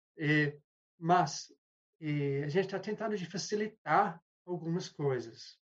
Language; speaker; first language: Portuguese; non-native, fluent; English